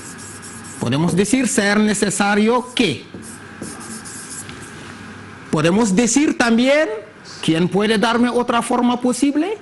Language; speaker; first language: Spanish; non-native, fluent; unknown